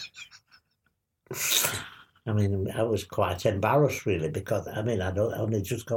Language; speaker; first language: English; native; English